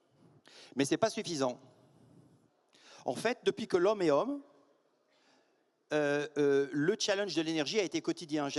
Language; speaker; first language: French; native; French